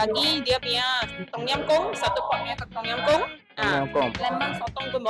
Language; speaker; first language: Malay; non-native, local second language; Chinese